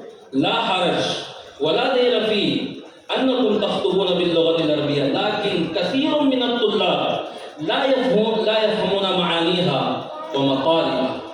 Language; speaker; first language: Arabic; non-native, fluent; Urdu